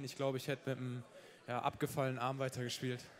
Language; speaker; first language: German; native; German